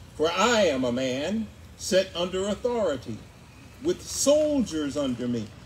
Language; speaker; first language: English; native; English